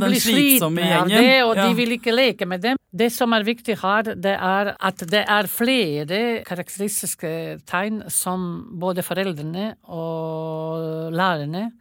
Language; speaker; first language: Norwegian; non-native, fluent; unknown